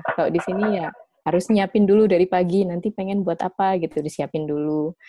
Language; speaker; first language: Indonesian; native; Indonesian